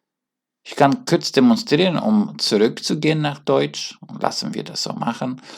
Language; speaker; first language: German; non-native, learner; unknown